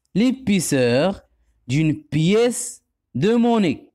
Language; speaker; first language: French; non-native, local second language; Arabic